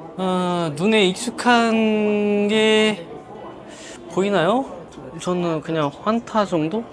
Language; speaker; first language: Korean; native; Korean